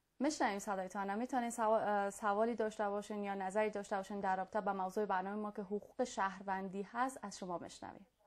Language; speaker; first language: Persian; native; Persian